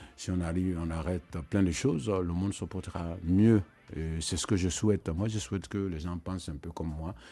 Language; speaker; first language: French; non-native, local second language; Mandingo